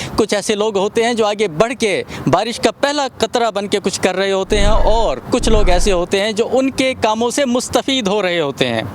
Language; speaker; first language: Urdu; non-native, local second language; Punjabi